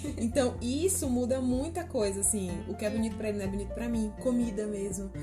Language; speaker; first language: Portuguese; native; Portuguese